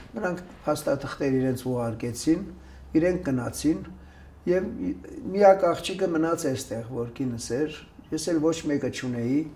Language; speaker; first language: Armenian; early bilingual, other home language; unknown